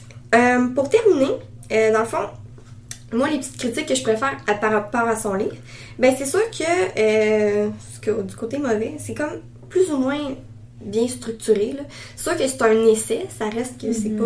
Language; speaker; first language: French; native; French